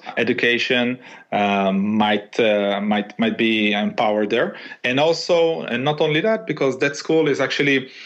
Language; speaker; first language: English; non-native, fluent; Hebrew